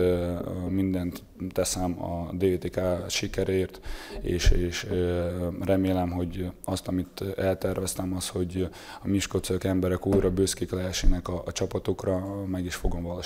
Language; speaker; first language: Hungarian; non-native, fluent; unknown